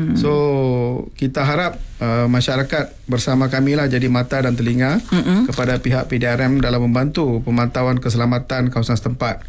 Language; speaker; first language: Malay; non-native, local second language; Tamil